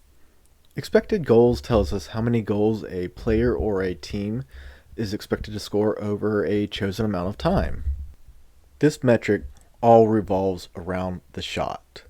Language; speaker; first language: English; native; English